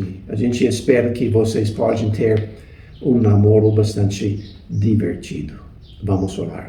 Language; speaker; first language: Portuguese; non-native, fluent; English